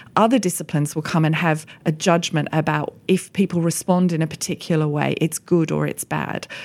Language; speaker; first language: English; native; English